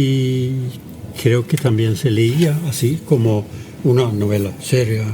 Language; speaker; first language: Spanish; non-native, fluent; Norwegian